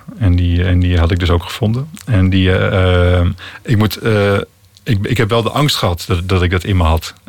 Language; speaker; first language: Dutch; native; Dutch